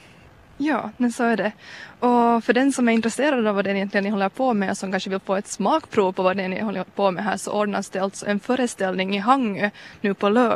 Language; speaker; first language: Swedish; native; Swedish